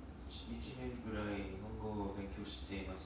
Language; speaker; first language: Japanese; non-native, learner; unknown